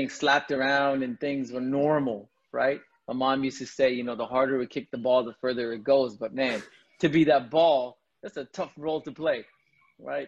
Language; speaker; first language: English; non-native, local second language; Tamil